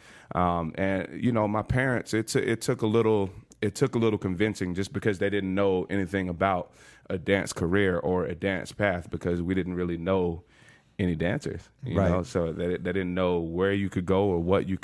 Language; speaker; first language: English; native; English